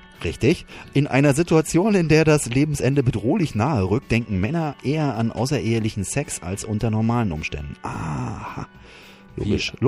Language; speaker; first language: German; native; German